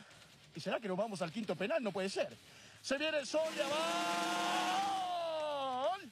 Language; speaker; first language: Spanish; native; Spanish